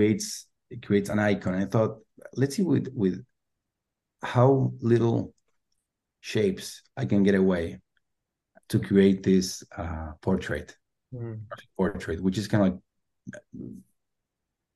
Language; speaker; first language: English; non-native, fluent; Spanish